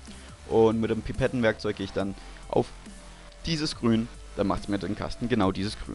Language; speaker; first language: German; native; German